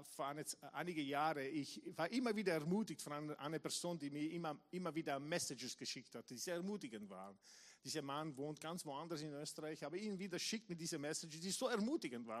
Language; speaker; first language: German; non-native, fluent; English